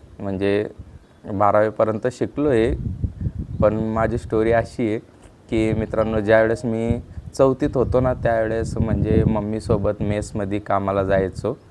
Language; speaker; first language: Marathi; non-native, local second language; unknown